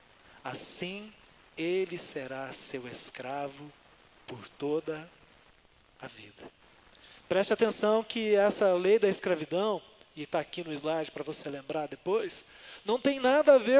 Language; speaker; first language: Portuguese; native; Portuguese